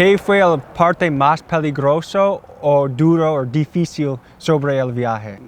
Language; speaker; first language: Spanish; non-native, learner; English